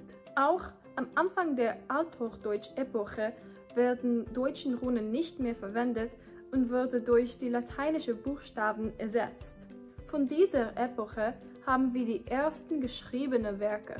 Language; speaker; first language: German; non-native, fluent; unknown